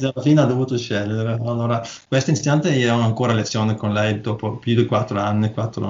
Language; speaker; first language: Italian; non-native, learner; Norwegian